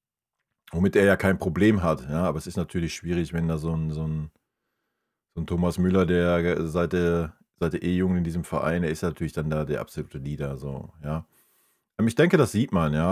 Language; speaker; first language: German; native; German